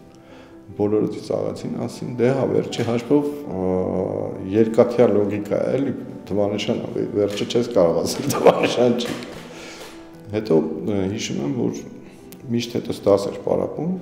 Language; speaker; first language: Armenian; native; Armenian